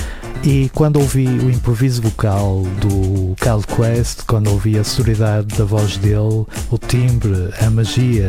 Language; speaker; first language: Portuguese; native; Portuguese